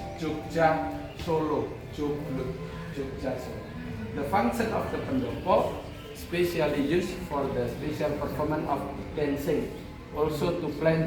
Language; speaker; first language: English; non-native, learner; Indonesian